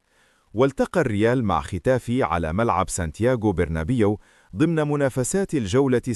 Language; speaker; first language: Arabic; native; Arabic